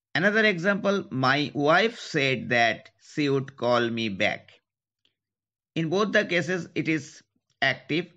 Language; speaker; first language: English; non-native, local second language; Bangla